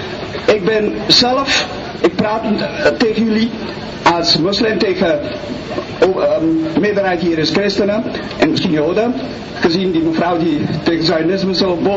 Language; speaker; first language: Dutch; non-native, fluent; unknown